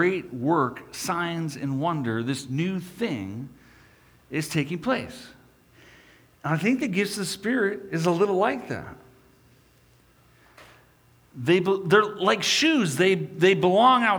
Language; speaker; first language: English; native; English